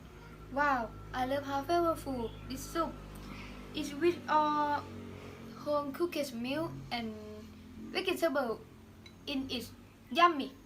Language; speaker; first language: English; non-native, learner; Thai